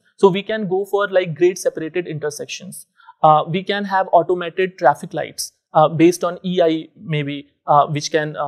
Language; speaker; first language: English; non-native, local second language; Hindi